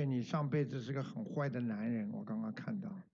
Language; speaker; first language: Chinese; native; Chinese